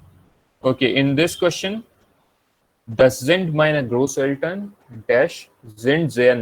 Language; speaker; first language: German; non-native, fluent; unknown